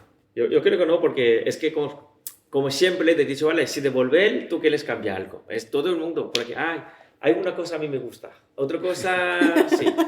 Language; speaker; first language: Spanish; non-native, learner; Chinese